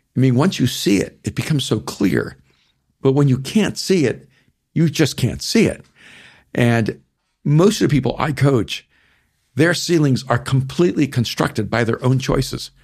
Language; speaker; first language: English; early bilingual, other home language; Spanish